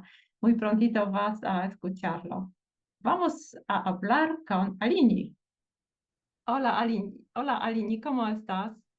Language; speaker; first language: Spanish; non-native, fluent; Portuguese